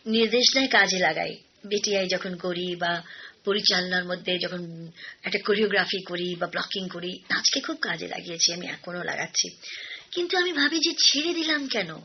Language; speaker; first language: Bangla; non-native, local second language; Hindi